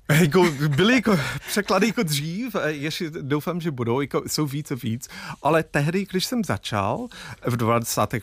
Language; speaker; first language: Czech; non-native, fluent; English